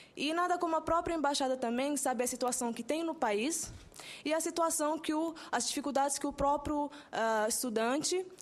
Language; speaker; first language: Portuguese; non-native, local second language; Kabuverdianu